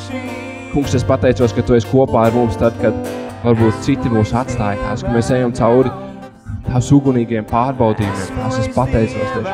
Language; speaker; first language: Latvian; native; Latvian